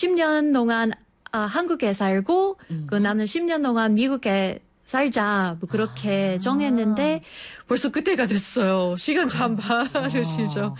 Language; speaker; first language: Korean; non-native, fluent; English